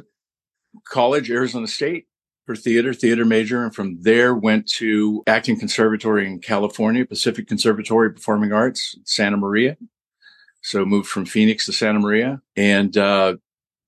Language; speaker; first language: English; native; English